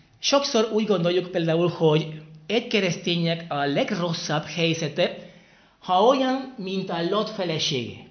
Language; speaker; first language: Hungarian; non-native, learner; Spanish